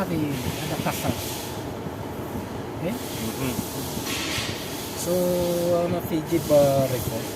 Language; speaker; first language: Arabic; non-native, learner; Filipino